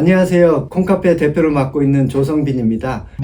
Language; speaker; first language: Korean; native; Korean